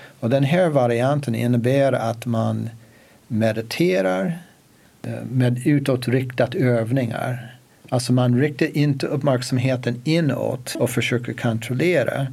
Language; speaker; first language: Swedish; non-native, fluent; English